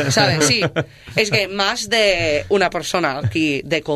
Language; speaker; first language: Spanish; non-native, learner; English